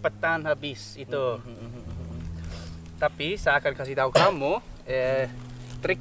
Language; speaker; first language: Indonesian; non-native, learner; English